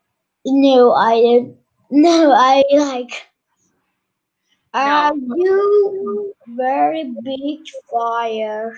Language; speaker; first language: English; non-native, learner; Turkish